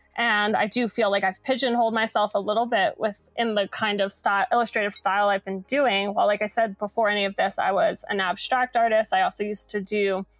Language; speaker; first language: English; native; English